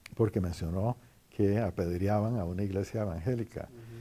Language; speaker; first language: Spanish; native; Spanish